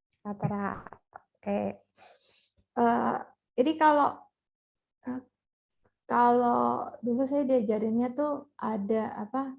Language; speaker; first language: Indonesian; native; Indonesian